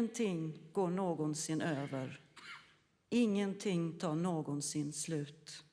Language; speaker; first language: Swedish; native; Swedish